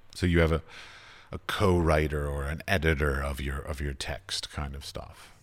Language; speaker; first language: English; native; English